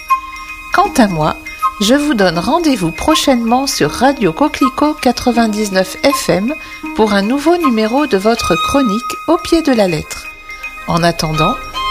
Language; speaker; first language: French; native; French